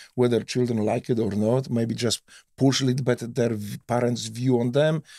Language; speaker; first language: English; non-native, fluent; Polish